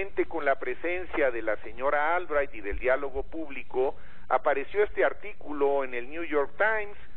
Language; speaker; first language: Spanish; native; Spanish